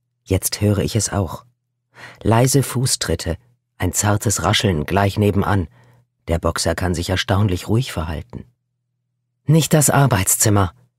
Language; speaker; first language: German; native; German